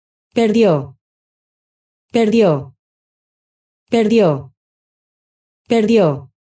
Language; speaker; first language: Spanish; non-native, fluent; Chinese